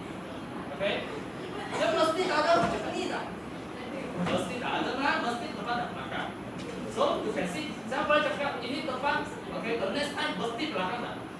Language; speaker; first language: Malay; non-native, local second language; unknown